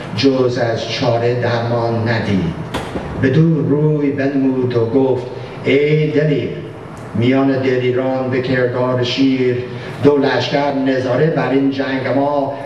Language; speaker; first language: Persian; non-native, fluent; English